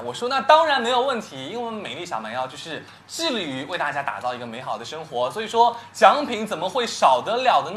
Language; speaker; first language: Chinese; native; Chinese